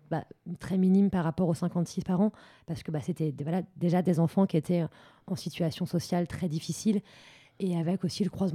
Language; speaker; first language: French; native; French